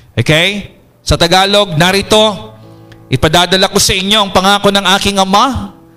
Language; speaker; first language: Filipino; non-native, local second language; Iloko